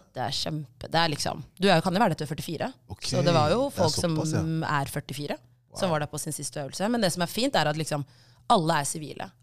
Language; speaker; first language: Norwegian; early bilingual, other home language; Tigrinya